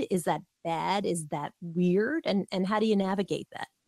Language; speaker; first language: English; native; English